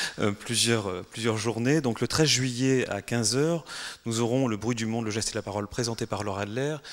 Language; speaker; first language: French; native; French